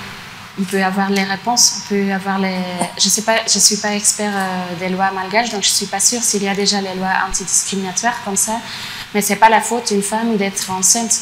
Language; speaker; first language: French; non-native, fluent; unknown